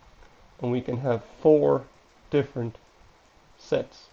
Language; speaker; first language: English; native; English